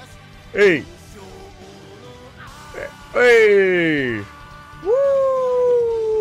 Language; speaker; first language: Japanese; non-native, learner; English